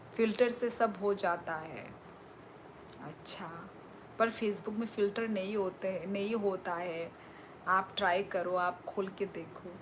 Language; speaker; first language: Hindi; non-native, local second language; Kok Borok